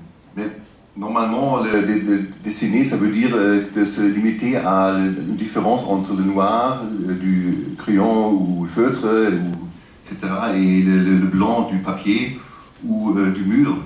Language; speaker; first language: French; non-native, fluent; German